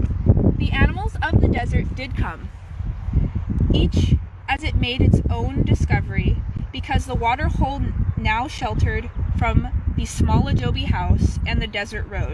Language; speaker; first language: English; native; English